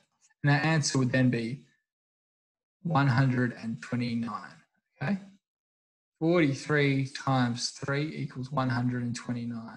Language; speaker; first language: English; native; English